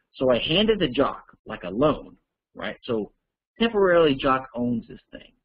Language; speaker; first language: English; native; English